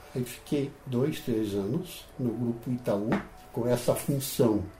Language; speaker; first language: Portuguese; non-native, fluent; Dutch